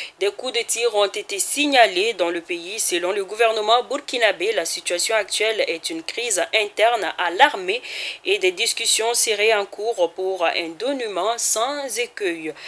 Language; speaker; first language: French; non-native, local second language; Bambara